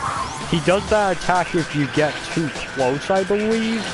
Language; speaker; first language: English; native; English